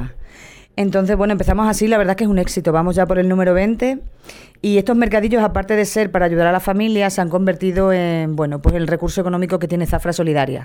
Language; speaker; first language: Spanish; native; Spanish